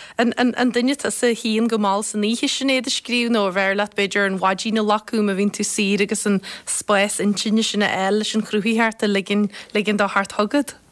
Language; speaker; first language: Irish; native; Irish